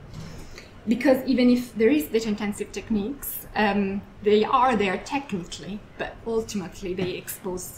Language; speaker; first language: English; non-native, fluent; Italian